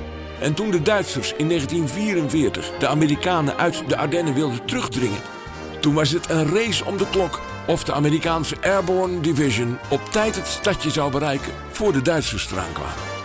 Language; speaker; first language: Dutch; native; Dutch